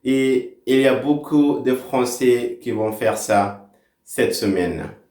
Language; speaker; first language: French; non-native, fluent; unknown